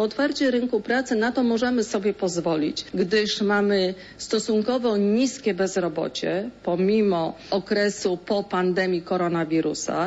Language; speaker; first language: Polish; native; Polish